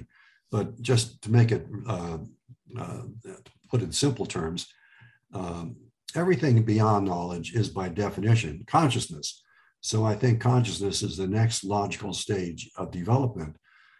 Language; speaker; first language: English; early bilingual, other home language; Arabic